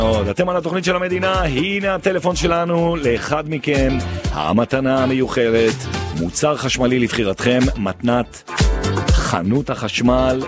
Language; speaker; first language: Hebrew; native; Hebrew